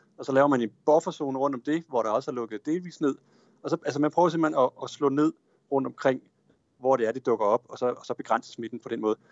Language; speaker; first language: Danish; native; Danish